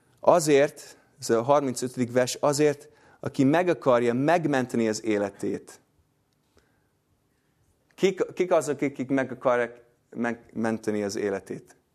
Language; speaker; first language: Hungarian; non-native, fluent; English